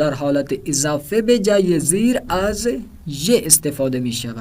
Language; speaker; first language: Persian; non-native, fluent; Urdu